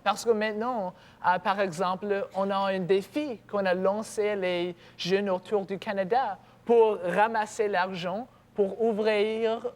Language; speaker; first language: French; non-native, learner; English